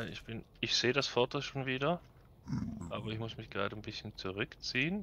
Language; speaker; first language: German; native; German